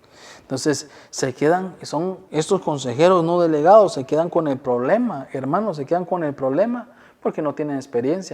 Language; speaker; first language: Spanish; native; Spanish